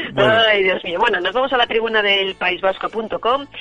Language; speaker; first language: Spanish; native; Spanish